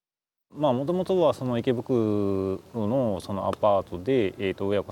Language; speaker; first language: Japanese; native; Japanese